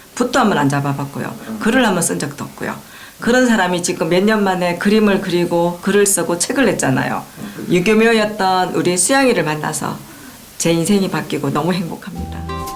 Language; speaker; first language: Korean; native; Korean